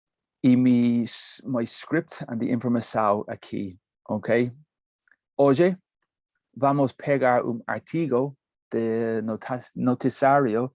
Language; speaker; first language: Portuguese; non-native, learner; English